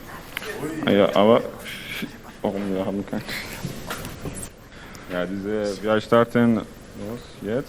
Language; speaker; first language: German; non-native, learner; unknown